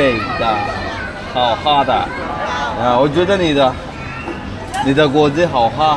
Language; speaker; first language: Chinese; non-native, learner; Rundi